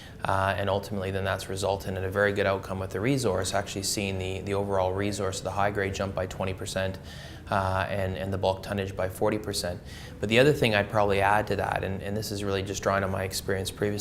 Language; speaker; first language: English; native; English